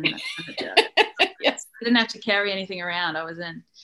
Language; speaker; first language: English; native; English